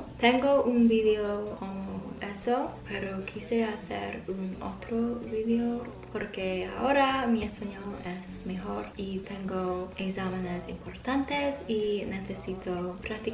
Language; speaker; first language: Spanish; non-native, learner; English